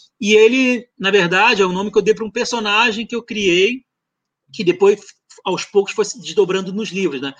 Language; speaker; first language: Portuguese; early bilingual, other home language; French